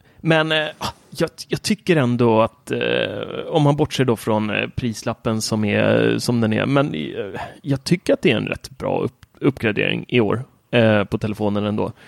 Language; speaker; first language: Swedish; native; Swedish